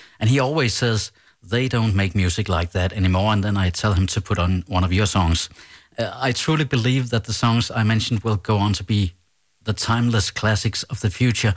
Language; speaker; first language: English; non-native, fluent; Danish